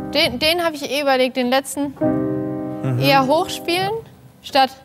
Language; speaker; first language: German; native; German